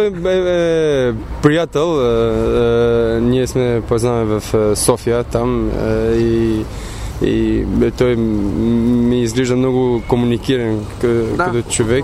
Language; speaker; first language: Bulgarian; non-native, learner; Albanian